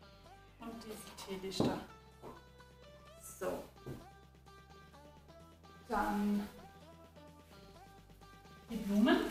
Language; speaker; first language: German; native; German